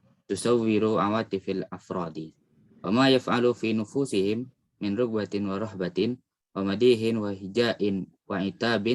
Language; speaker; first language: Arabic; non-native, learner; Indonesian